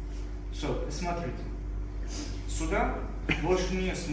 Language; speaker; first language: Russian; non-native, fluent; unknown